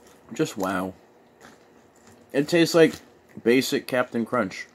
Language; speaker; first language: English; native; English